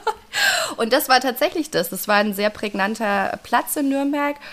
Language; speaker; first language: German; native; German